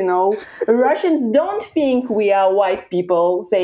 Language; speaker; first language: English; non-native, fluent; Russian